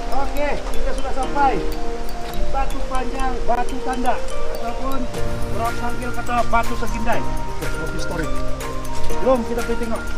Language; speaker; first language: Malay; non-native, local second language; Central Dusun